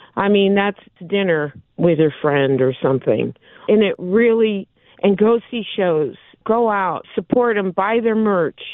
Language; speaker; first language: English; native; English